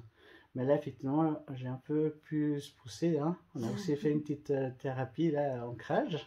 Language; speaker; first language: French; native; French